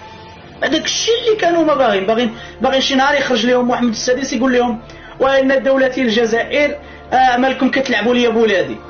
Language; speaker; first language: Arabic; native; Arabic